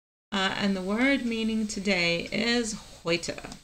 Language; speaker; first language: English; non-native, fluent; Spanish